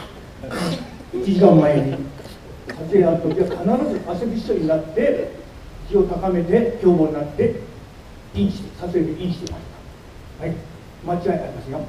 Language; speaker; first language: Japanese; native; Japanese